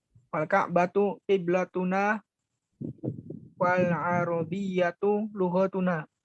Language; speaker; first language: Arabic; non-native, learner; Javanese